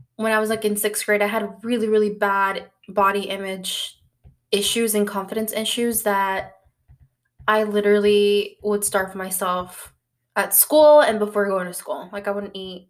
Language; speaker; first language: English; early bilingual, other home language; Spanish